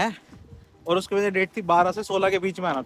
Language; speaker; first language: Hindi; native; Hindi